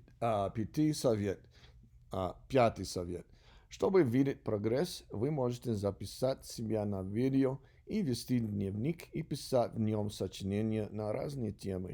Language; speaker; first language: Russian; non-native, learner; English